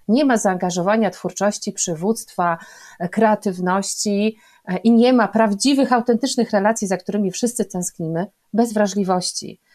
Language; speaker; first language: Polish; native; Polish